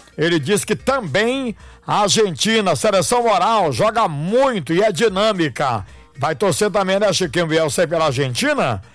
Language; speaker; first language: Portuguese; native; Portuguese